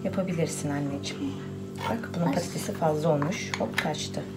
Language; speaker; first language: Turkish; native; Turkish